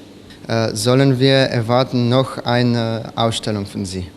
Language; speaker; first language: German; non-native, learner; Bulgarian